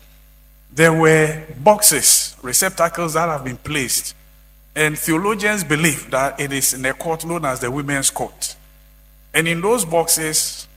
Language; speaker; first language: English; non-native, local second language; Akan